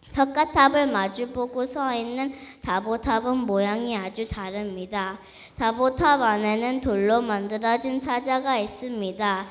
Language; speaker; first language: Korean; early bilingual, heritage; Korean